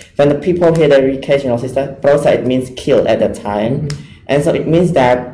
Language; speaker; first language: English; non-native, fluent; Khmer